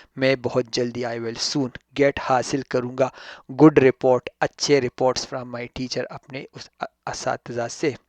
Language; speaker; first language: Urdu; non-native, local second language; Pashto